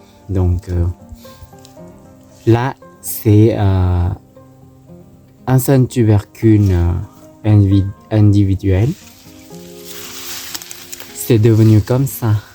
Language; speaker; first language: French; non-native, learner; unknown